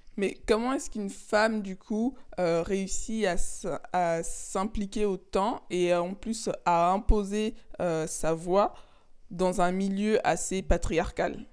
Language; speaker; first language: French; native; French